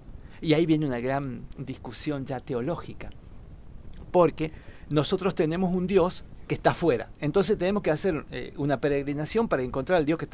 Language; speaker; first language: Spanish; native; Spanish